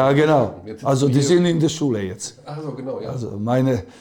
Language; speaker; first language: German; non-native, fluent; Serbian